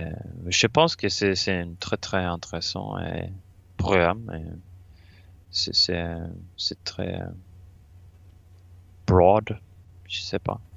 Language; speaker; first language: French; non-native, learner; Swedish